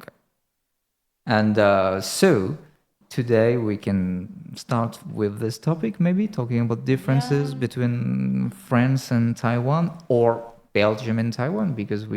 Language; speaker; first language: English; non-native, fluent; French